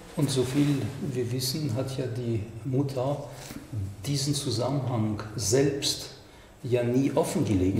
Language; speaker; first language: German; non-native, fluent; French